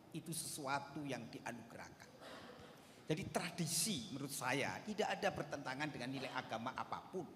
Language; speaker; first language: Indonesian; native; Indonesian